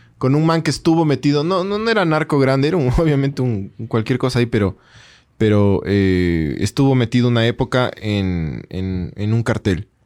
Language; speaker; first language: Spanish; native; Spanish